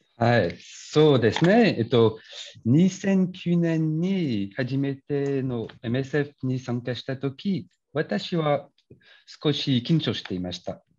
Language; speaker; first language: Japanese; non-native, learner; French